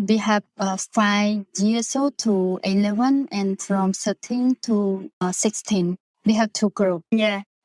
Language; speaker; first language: English; non-native, learner; Khmer